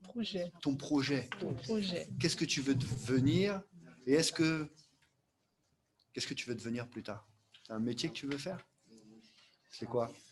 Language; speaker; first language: French; native; French